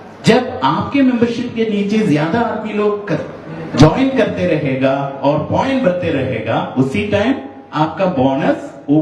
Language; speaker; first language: Hindi; non-native, learner; Nepali